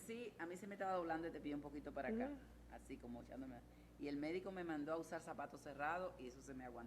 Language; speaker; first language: Spanish; native; Spanish